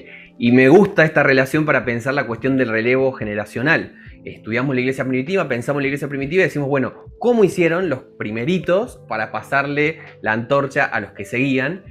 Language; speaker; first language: Spanish; native; Spanish